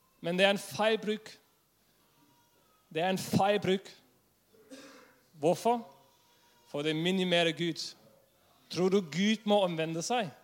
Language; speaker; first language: Norwegian; non-native, fluent; English